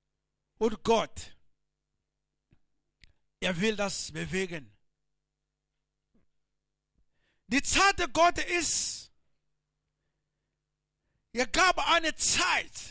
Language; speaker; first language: German; non-native, learner; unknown